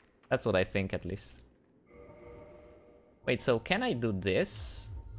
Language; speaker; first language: English; non-native, fluent; Italian